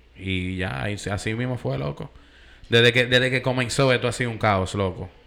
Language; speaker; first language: Spanish; early bilingual, heritage; Spanish